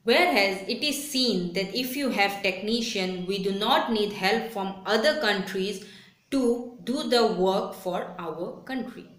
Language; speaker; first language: English; non-native, local second language; Bangla